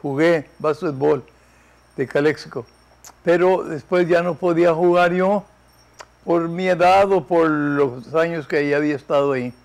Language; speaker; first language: Spanish; early bilingual, heritage; Spanish